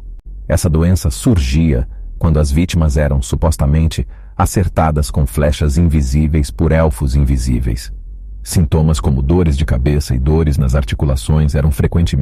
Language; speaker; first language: Portuguese; native; Portuguese